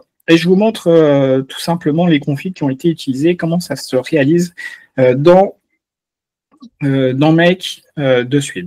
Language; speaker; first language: French; native; French